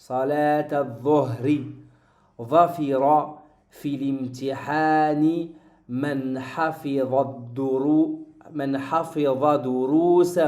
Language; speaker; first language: Arabic; non-native, fluent; French